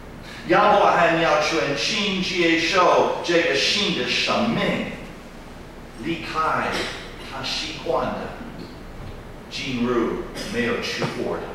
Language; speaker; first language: Chinese; non-native, fluent; English